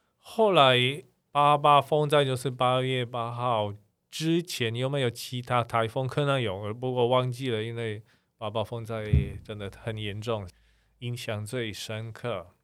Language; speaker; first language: Chinese; non-native, fluent; Polish